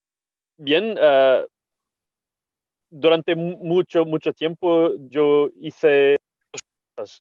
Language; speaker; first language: Spanish; non-native, fluent; Portuguese